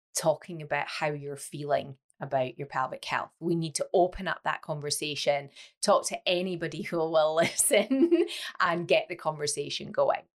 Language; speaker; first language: English; native; English